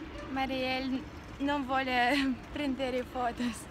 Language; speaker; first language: Italian; non-native, learner; Russian